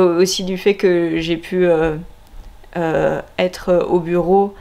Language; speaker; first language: French; native; French